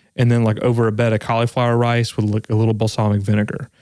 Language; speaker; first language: English; native; English